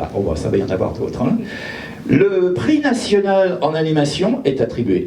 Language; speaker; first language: French; native; French